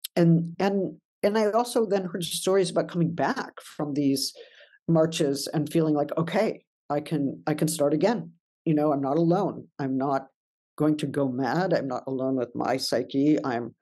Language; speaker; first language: English; native; English